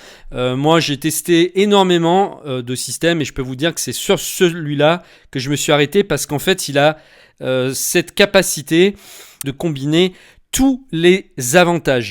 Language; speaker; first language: French; native; French